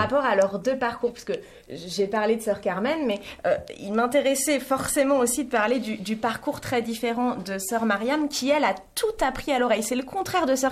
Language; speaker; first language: French; native; French